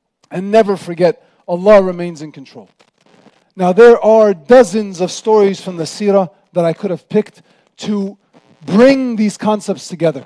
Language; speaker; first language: English; native; English